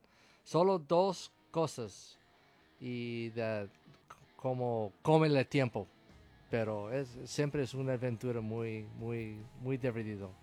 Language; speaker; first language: Spanish; non-native, learner; English